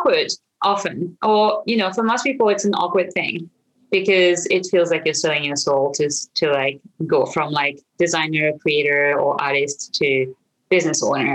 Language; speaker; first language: English; non-native, fluent; French